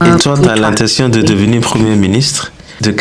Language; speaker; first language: French; non-native, fluent; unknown